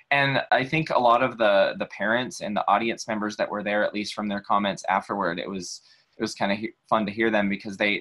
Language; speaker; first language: English; native; English